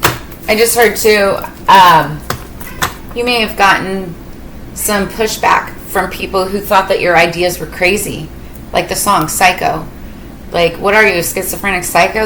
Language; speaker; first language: English; native; English